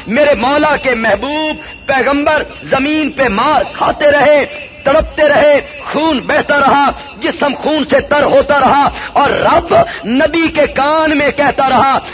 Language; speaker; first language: Urdu; non-native, local second language; Punjabi